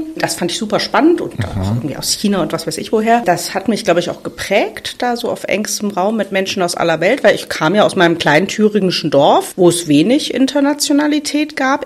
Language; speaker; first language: German; native; German